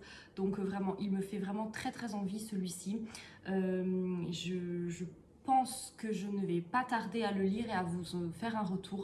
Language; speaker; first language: French; native; French